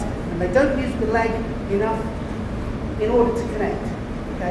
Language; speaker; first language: English; native; English